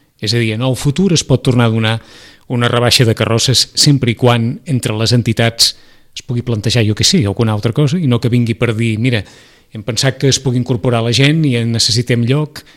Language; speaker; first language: Catalan; native; Catalan